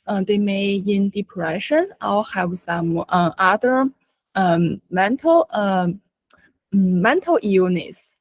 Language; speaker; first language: English; non-native, learner; Chinese